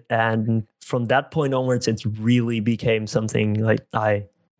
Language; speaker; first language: English; non-native, fluent; Dutch